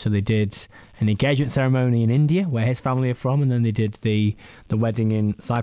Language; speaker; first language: English; native; English